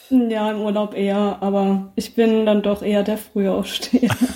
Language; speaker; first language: German; native; German